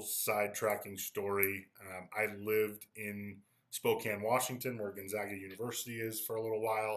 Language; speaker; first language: English; native; English